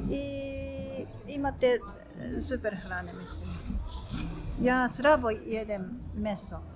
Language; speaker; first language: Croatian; non-native, learner; Japanese